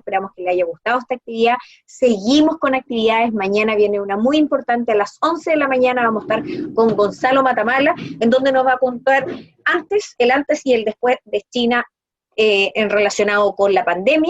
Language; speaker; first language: Spanish; native; Spanish